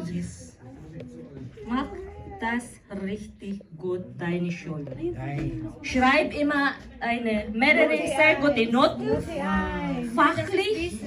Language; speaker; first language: German; non-native, fluent; Filipino